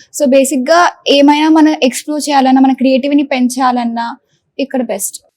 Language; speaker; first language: Telugu; native; Telugu